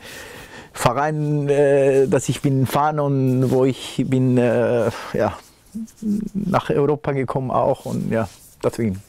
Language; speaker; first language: German; non-native, fluent; Spanish